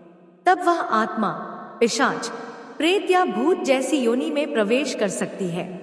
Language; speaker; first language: Hindi; native; Hindi